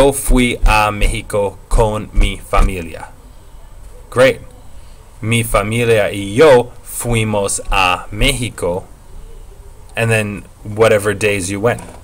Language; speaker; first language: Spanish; non-native, fluent; English